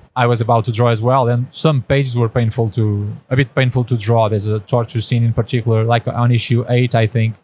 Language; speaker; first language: English; non-native, fluent; Portuguese